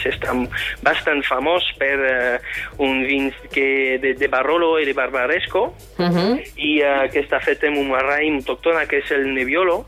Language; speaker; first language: Catalan; non-native, fluent; French